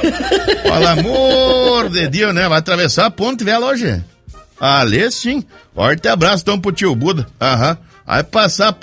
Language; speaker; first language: Portuguese; native; Portuguese